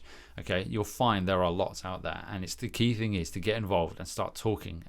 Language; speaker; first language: English; native; English